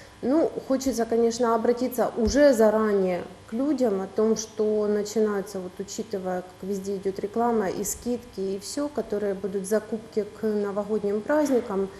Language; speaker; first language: Russian; native; Russian